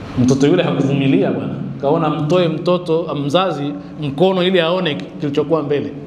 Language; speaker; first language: Swahili; native; Swahili